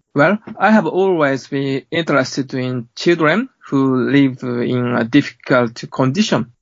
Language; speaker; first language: English; non-native, fluent; Japanese